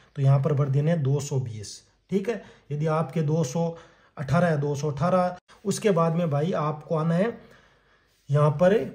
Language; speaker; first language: Hindi; native; Hindi